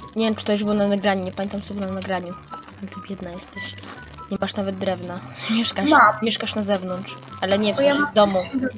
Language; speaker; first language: Polish; native; Polish